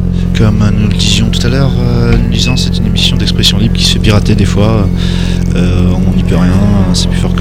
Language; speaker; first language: French; native; French